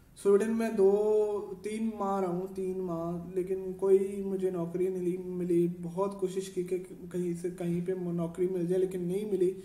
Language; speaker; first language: Urdu; non-native, local second language; Punjabi